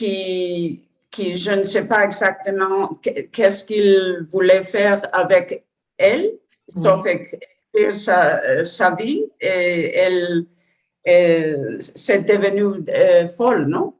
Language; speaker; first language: French; non-native, learner; Spanish